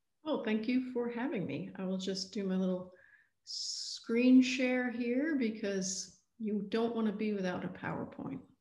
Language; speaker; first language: English; native; English